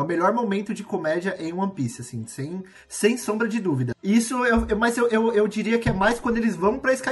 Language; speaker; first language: Portuguese; native; Portuguese